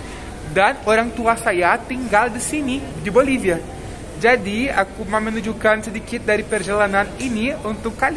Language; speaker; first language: Indonesian; non-native, fluent; Portuguese